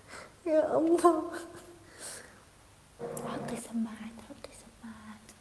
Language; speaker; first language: Arabic; native; Arabic